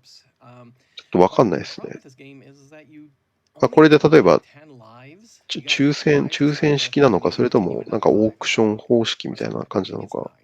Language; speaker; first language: Japanese; native; Japanese